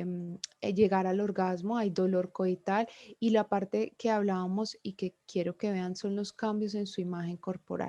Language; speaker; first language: Spanish; native; Spanish